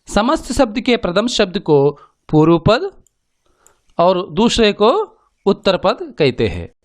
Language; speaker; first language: Hindi; non-native, local second language; Telugu